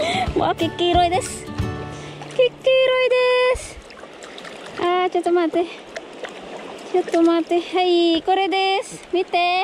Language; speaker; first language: Japanese; non-native, fluent; Filipino